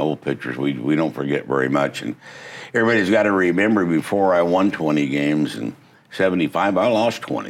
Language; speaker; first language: English; native; English